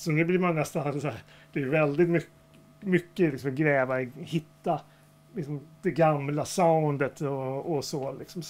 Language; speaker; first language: Swedish; native; Swedish